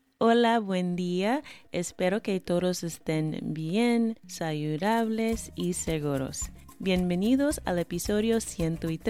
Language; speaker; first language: Spanish; non-native, fluent; English